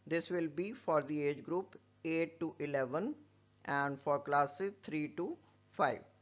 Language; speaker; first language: English; non-native, local second language; Punjabi